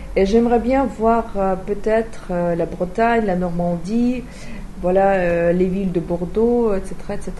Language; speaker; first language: French; non-native, fluent; Russian